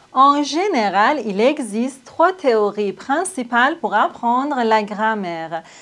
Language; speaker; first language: French; non-native, fluent; Persian